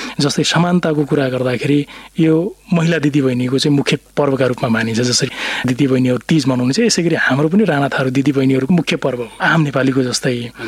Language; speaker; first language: Nepali; non-native, local second language; Rana Tharu